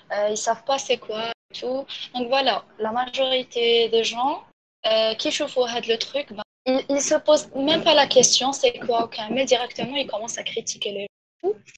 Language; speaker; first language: French; non-native, local second language; Arabic